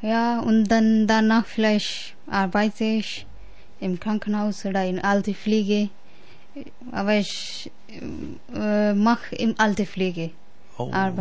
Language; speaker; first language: German; non-native, learner; Punjabi